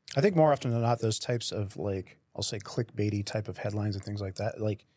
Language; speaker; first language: English; native; English